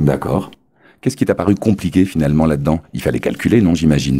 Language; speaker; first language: French; native; French